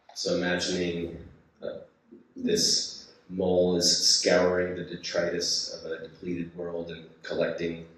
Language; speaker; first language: English; native; English